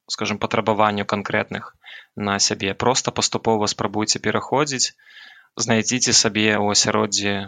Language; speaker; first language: Belarusian; non-native, local second language; Russian